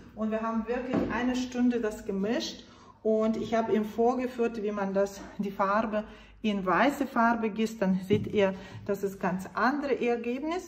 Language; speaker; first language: German; non-native, fluent; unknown